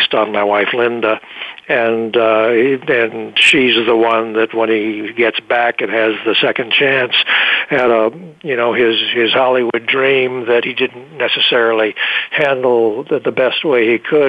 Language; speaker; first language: English; native; English